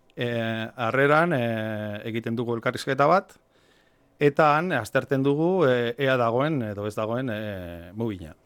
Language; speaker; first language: Basque; non-native, local second language; Spanish